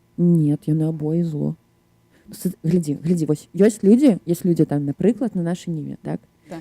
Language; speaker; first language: Belarusian; non-native, local second language; Russian